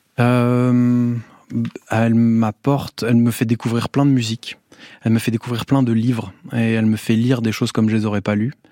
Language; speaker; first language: French; native; French